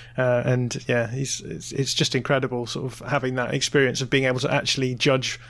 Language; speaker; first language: English; native; English